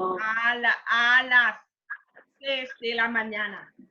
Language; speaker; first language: Spanish; non-native, learner; English